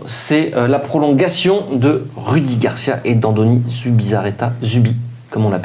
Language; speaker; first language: French; native; French